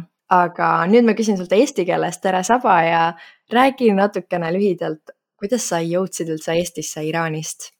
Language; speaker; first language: Estonian; native; Estonian